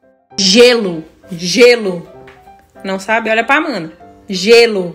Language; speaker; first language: Portuguese; native; Portuguese